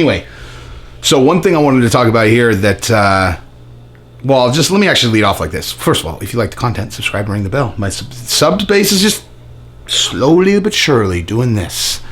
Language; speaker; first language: English; native; English